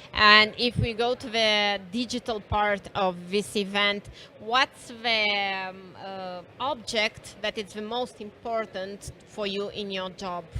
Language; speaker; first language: English; non-native, fluent; Romanian